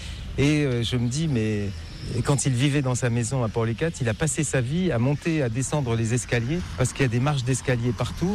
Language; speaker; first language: French; native; French